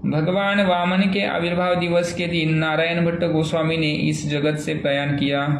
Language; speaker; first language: Hindi; non-native, local second language; Marathi